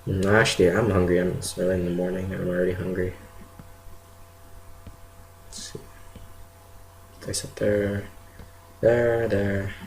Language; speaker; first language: English; native; English